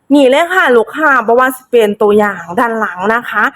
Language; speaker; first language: Thai; native; Thai